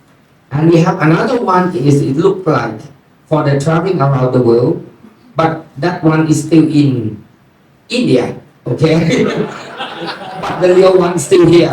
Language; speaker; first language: English; non-native, learner; Thai